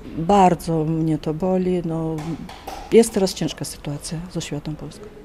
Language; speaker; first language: Polish; early bilingual, heritage; Polish